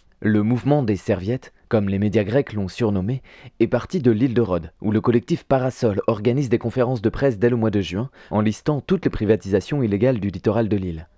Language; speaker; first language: French; native; French